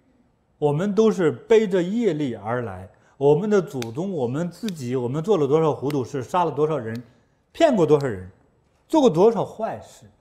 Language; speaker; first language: Chinese; native; Chinese